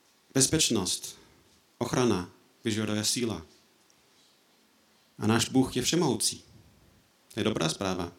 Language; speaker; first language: Czech; non-native, fluent; English